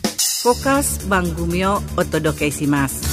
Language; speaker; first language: Japanese; non-native, fluent; Indonesian